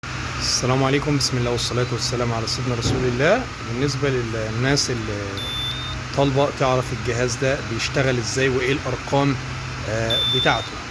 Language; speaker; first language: Arabic; native; Arabic